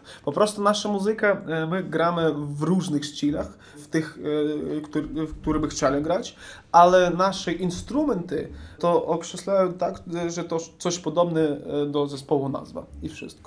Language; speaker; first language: Polish; non-native, learner; Ukrainian